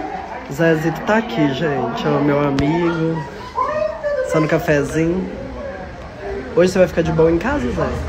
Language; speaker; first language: Portuguese; native; Portuguese